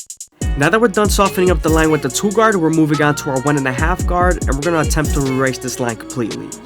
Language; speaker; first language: English; native; English